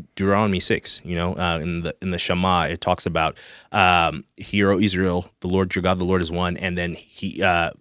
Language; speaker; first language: English; non-native, local second language; Shona